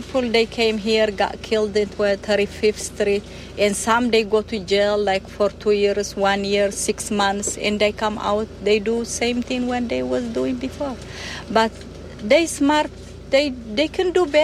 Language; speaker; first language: English; non-native, fluent; Tigrinya